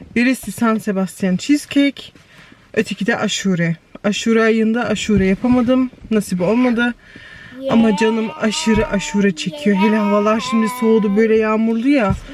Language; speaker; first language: Turkish; early bilingual, heritage; Turkish